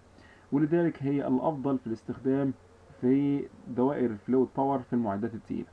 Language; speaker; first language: Arabic; native; Arabic